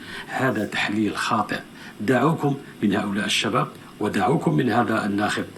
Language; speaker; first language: Arabic; native; Arabic